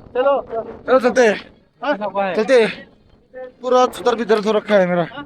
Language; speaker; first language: Hindi; non-native, local second language; Mizo